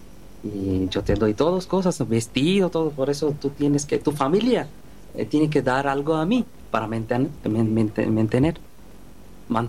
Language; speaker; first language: Spanish; non-native, learner; Bangla